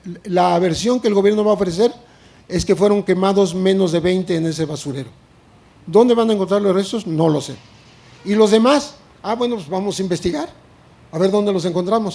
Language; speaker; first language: Spanish; native; Spanish